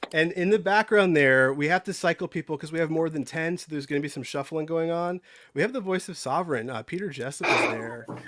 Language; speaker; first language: English; native; English